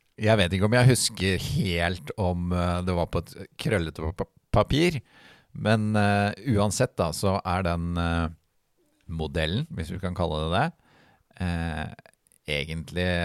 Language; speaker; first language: Norwegian; native; Norwegian